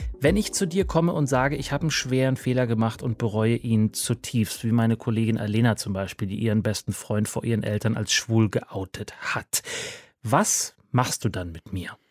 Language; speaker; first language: German; native; German